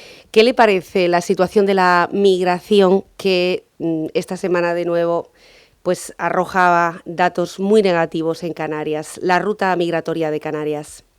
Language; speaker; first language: Spanish; native; Spanish